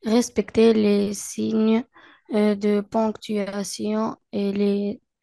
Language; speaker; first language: French; non-native, learner; Arabic